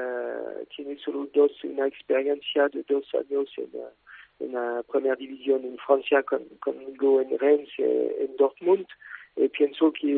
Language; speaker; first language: Spanish; non-native, fluent; French